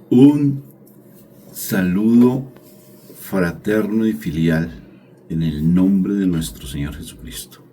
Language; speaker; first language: Spanish; native; Spanish